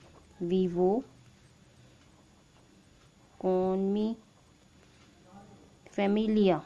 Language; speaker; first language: Spanish; non-native, learner; Hindi